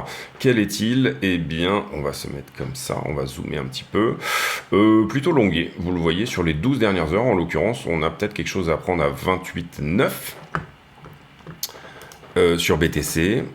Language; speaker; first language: French; native; French